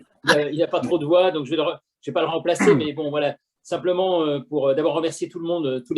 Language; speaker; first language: French; native; French